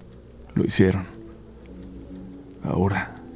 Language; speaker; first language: Spanish; native; Spanish